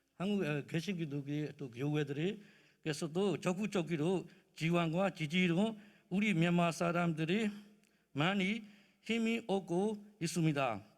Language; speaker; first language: Korean; non-native, learner; Burmese